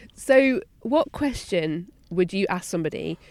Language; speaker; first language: English; native; English